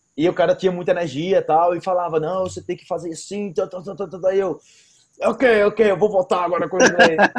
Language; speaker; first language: Portuguese; native; Portuguese